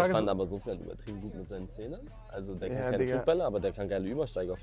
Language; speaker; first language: German; native; German